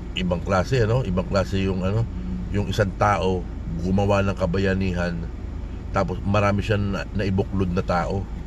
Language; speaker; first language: Filipino; native; Filipino